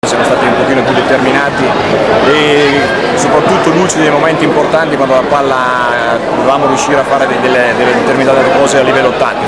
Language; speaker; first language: Italian; native; Italian